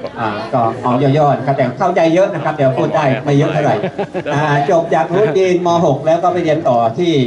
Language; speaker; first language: Thai; native; Thai